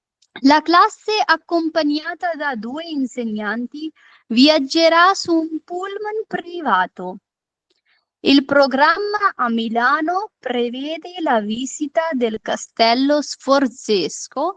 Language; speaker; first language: Italian; non-native, fluent; Urdu